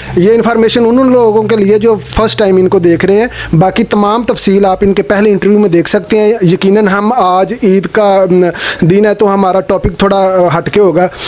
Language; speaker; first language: Punjabi; native; Punjabi